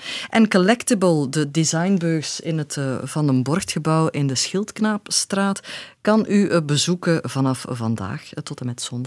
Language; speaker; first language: Dutch; native; Dutch